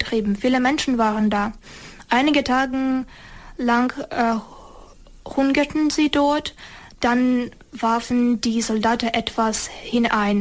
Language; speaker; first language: German; non-native, fluent; Ukrainian